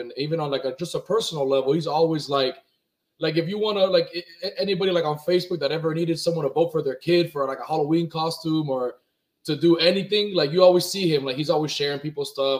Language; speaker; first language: English; early bilingual, other home language; Spanish